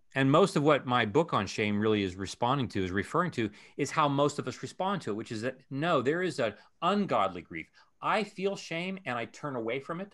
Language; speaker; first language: English; native; English